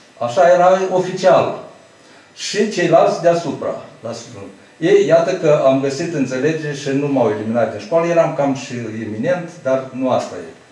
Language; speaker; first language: Romanian; native; Romanian